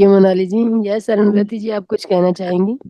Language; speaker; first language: Hindi; native; Hindi